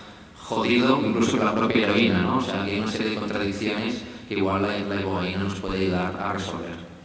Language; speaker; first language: Spanish; native; Spanish